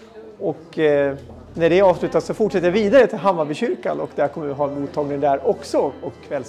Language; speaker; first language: Swedish; native; Swedish